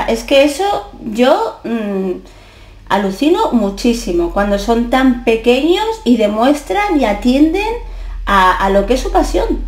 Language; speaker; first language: Spanish; native; Spanish